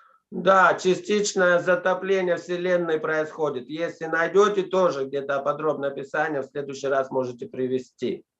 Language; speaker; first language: Russian; native; Russian